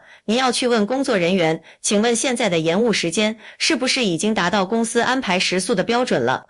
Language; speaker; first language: Chinese; native; Chinese